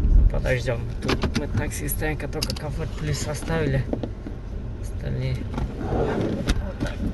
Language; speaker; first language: Russian; non-native, learner; Kyrgyz